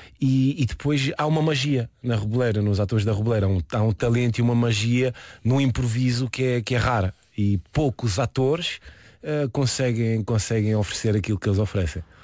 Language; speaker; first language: Portuguese; early bilingual, heritage; Portuguese